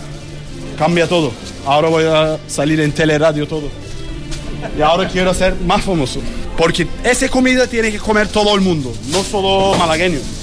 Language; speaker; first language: Spanish; non-native, learner; Turkish